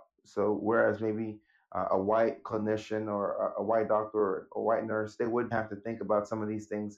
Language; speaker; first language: English; native; English